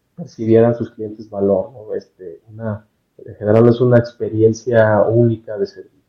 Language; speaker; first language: Spanish; native; Spanish